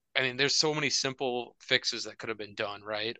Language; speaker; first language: English; native; English